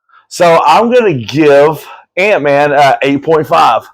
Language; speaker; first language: English; native; English